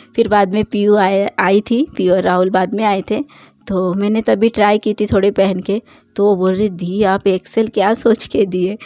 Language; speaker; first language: Hindi; non-native, local second language; Bangla